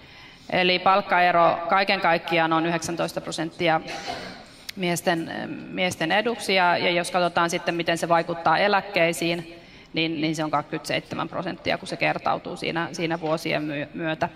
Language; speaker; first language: Finnish; native; Finnish